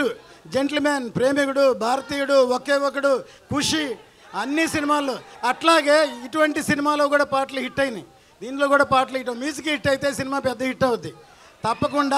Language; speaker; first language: Telugu; native; Telugu